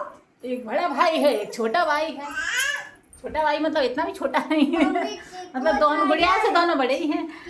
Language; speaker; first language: Hindi; native; Hindi